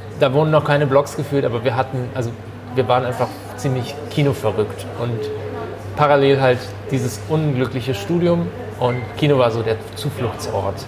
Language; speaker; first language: German; early bilingual, other home language; Turkish